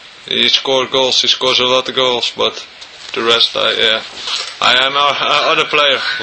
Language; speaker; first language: English; non-native, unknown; Dutch